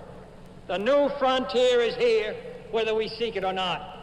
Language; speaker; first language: English; native; English